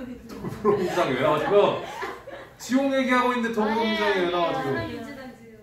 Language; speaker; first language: Korean; native; Korean